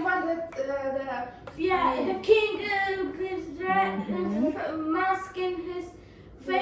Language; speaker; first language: English; non-native, learner; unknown